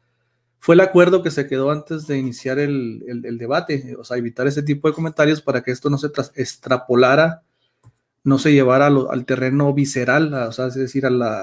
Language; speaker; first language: Spanish; native; Spanish